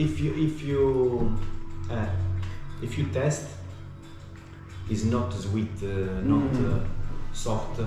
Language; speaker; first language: English; non-native, learner; Italian